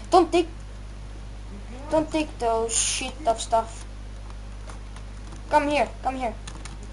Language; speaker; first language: English; non-native, learner; Estonian